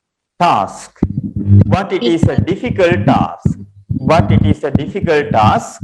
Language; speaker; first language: English; non-native, local second language; Sinhala